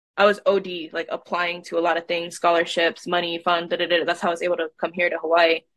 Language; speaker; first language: English; native; English